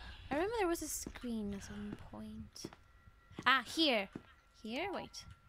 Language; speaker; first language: English; non-native, fluent; Spanish